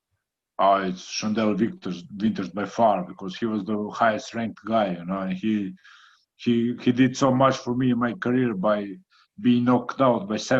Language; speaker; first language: English; non-native, fluent; Croatian